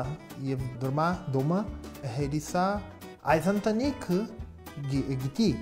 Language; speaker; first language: Armenian; non-native, learner; Portuguese